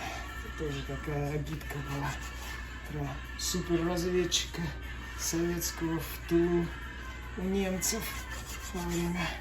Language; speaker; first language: Russian; native; Russian